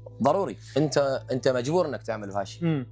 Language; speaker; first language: Arabic; native; Arabic